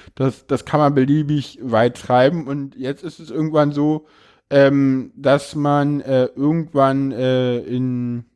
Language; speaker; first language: German; native; German